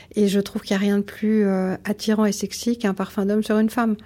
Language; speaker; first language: French; native; French